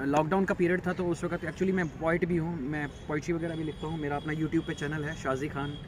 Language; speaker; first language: Hindi; native; Hindi